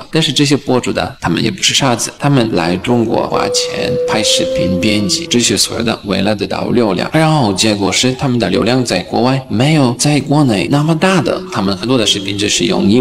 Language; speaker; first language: Chinese; non-native, fluent; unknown